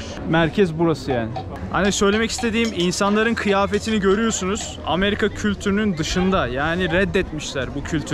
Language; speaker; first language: Turkish; native; Turkish